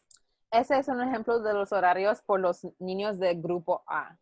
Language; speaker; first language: Spanish; non-native, learner; English